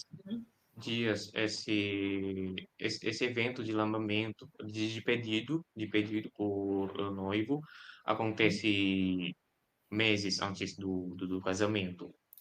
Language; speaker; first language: Portuguese; non-native, fluent; Indonesian